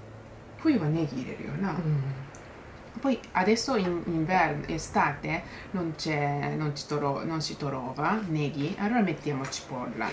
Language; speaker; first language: Italian; non-native, learner; Japanese